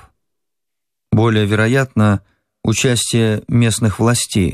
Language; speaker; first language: Russian; native; Russian